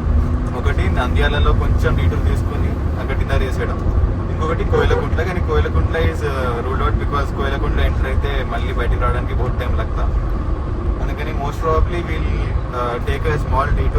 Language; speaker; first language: Telugu; native; Telugu